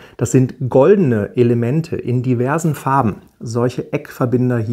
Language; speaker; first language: German; native; German